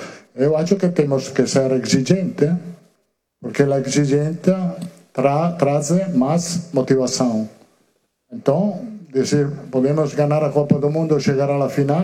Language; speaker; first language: Portuguese; non-native, fluent; Italian